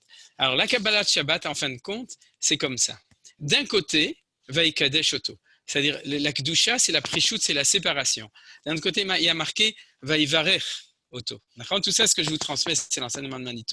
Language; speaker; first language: French; native; French